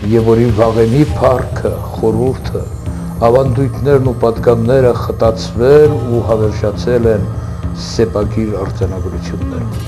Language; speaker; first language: Armenian; non-native, local second language; Assyrian Neo-Aramaic